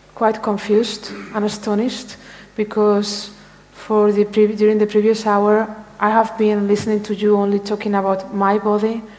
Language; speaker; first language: English; non-native, fluent; Spanish